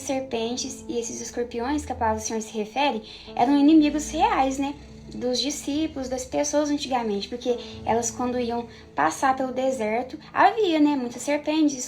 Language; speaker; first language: Portuguese; native; Portuguese